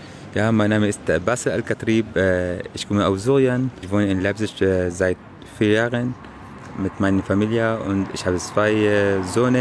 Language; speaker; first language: German; non-native, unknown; Arabic